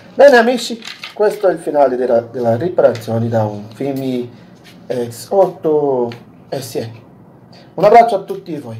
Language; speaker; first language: Italian; non-native, learner; Portuguese